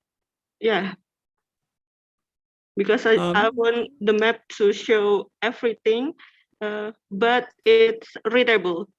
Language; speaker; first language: English; non-native, fluent; Indonesian